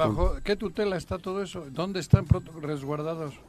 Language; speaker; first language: Spanish; native; Spanish